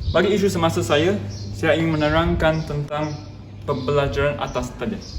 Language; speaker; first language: Malay; non-native, local second language; Chinese